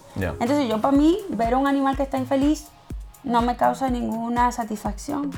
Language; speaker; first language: Spanish; native; Spanish